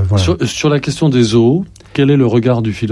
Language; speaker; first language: French; native; French